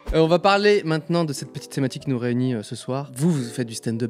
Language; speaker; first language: French; native; French